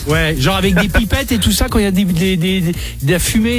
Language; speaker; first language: French; native; French